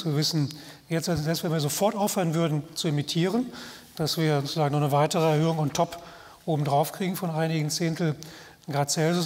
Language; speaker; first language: German; native; German